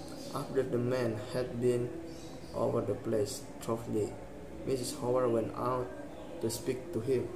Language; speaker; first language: English; non-native, learner; Indonesian